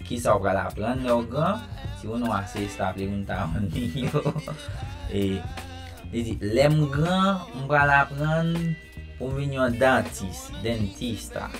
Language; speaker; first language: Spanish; non-native, fluent; Haitian Creole